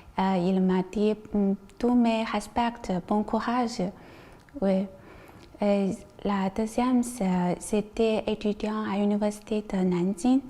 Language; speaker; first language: French; non-native, learner; Chinese